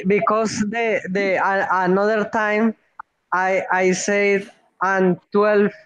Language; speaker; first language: English; non-native, learner; Spanish